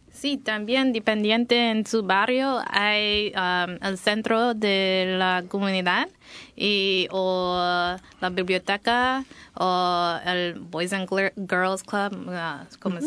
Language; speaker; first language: Spanish; non-native, fluent; English